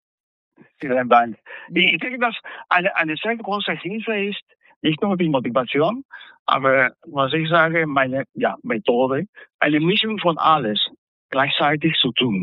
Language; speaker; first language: German; non-native, fluent; Spanish